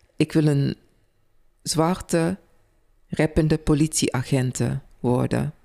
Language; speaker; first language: Dutch; early bilingual, other home language; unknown